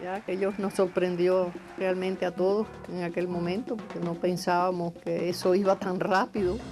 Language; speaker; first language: Spanish; native; Spanish